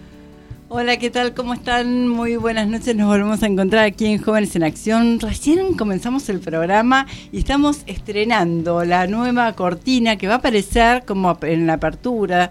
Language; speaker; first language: Spanish; native; Spanish